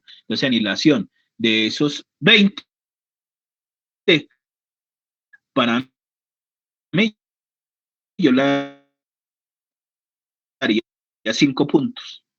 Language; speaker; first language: Spanish; native; Spanish